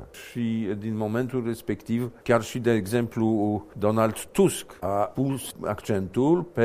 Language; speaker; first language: Romanian; non-native, fluent; Polish